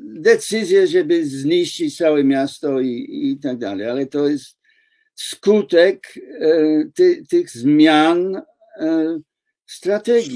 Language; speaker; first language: Polish; non-native, fluent; English